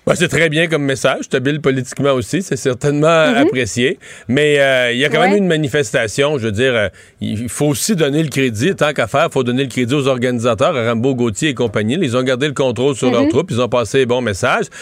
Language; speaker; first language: French; native; French